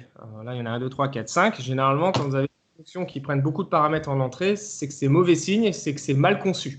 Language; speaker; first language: French; native; French